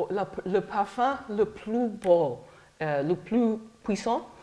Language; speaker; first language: French; non-native, fluent; English